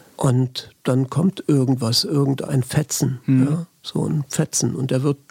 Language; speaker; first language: German; native; German